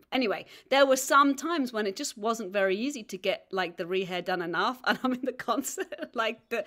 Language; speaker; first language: English; native; English